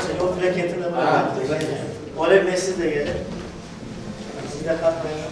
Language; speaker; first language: Turkish; native; Turkish